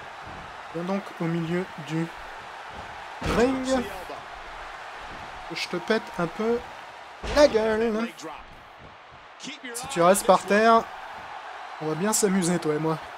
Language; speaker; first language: French; native; French